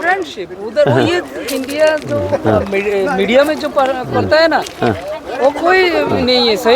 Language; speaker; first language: Hindi; non-native, learner; Bangla